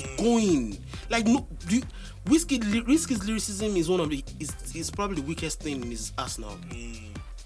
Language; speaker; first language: English; non-native, local second language; Yoruba